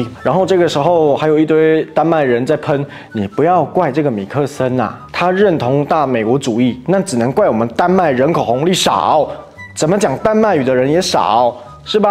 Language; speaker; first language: Chinese; native; Chinese